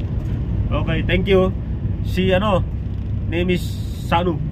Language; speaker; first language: English; non-native, learner; Filipino